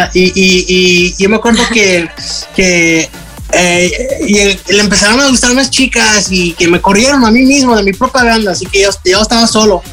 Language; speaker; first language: Spanish; early bilingual, heritage; Spanish